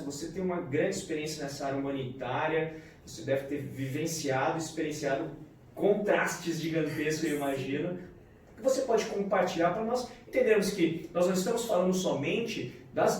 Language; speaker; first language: Portuguese; native; Portuguese